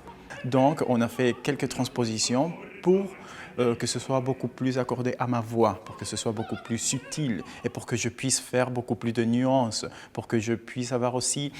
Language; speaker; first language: French; non-native, fluent; Spanish